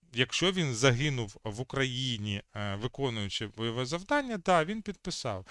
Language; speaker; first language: Ukrainian; native; Ukrainian